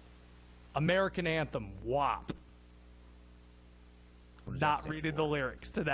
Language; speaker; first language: English; native; English